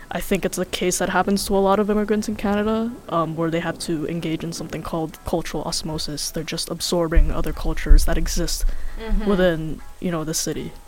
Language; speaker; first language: English; early bilingual, other home language; Filipino